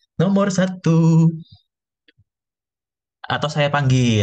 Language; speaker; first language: Indonesian; native; Indonesian